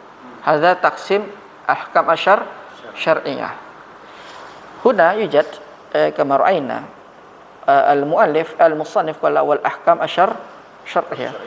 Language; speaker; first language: Arabic; non-native, fluent; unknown